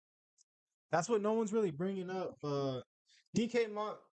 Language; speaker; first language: English; native; English